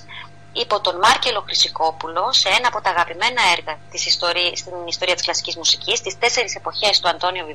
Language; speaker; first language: Greek; native; Greek